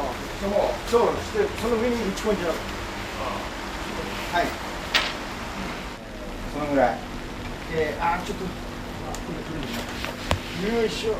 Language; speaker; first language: Japanese; native; Japanese